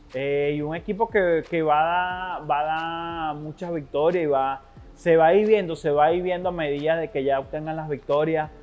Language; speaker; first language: Spanish; native; Spanish